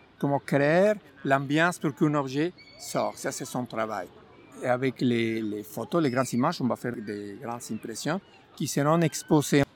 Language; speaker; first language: French; non-native, fluent; Spanish